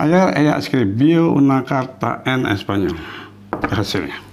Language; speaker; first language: Spanish; non-native, fluent; Indonesian